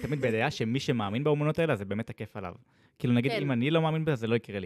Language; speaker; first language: Hebrew; native; Hebrew